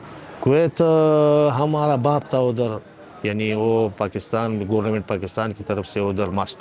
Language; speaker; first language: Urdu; non-native, fluent; Pashto